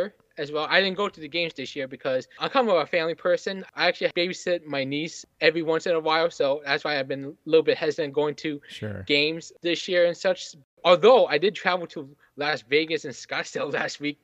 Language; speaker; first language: English; native; English